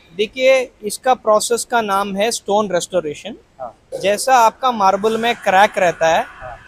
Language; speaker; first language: Hindi; non-native, local second language; Kannada